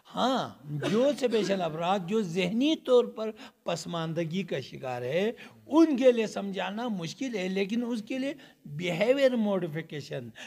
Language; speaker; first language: Urdu; non-native, local second language; Balti